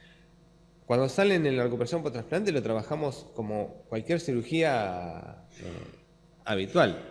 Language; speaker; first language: Spanish; native; Spanish